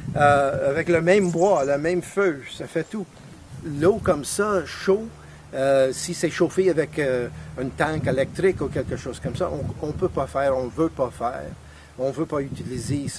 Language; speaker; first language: French; non-native, fluent; English